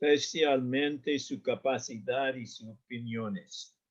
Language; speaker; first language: Spanish; non-native, learner; English